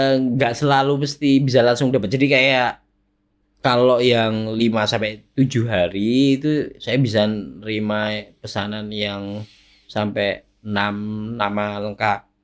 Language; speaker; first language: Indonesian; native; Indonesian